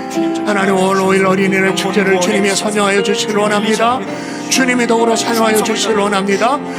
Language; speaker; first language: Korean; native; Korean